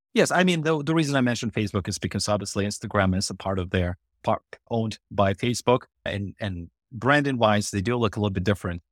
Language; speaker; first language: English; non-native, fluent; Ukrainian